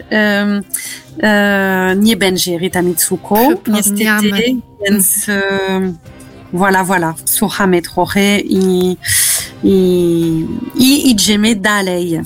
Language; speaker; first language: Polish; non-native, fluent; French